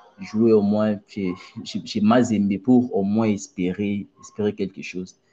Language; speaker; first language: French; non-native, local second language; Luba-Lulua